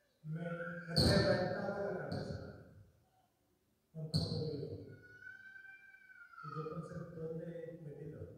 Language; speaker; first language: Spanish; non-native, fluent; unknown